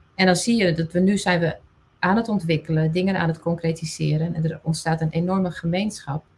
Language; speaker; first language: Dutch; non-native, local second language; Western Frisian